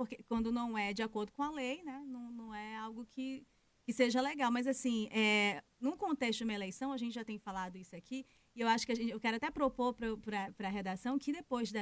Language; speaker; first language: Portuguese; native; Portuguese